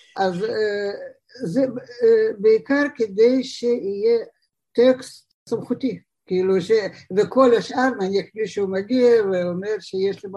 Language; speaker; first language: Hebrew; non-native, fluent; Russian